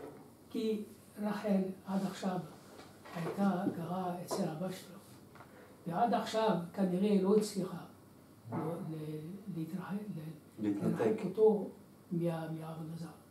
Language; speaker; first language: Hebrew; non-native, fluent; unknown